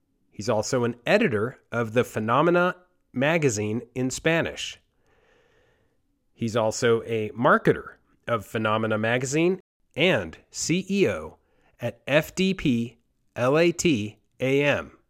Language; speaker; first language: English; early bilingual, other home language; Spanish